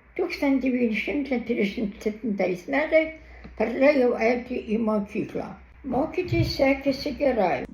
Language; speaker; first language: Lithuanian; non-native, local second language; German